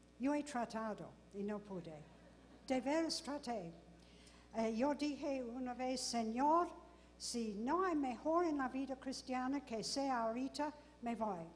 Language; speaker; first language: Spanish; non-native, fluent; English